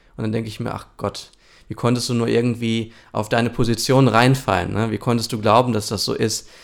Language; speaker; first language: German; early bilingual, other home language; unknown